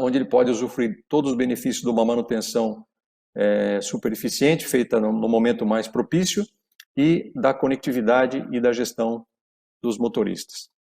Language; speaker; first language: Portuguese; native; Portuguese